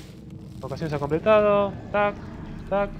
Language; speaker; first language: Spanish; native; Spanish